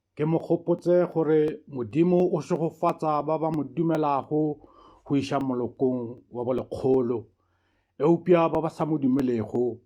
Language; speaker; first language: Northern Sotho; native; Northern Sotho